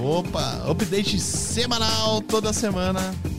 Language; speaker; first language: Portuguese; native; Portuguese